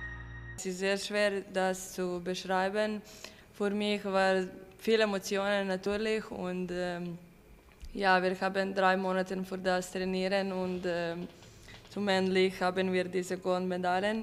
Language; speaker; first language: German; non-native, learner; Serbian